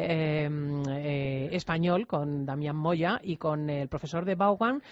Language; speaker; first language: Spanish; native; Spanish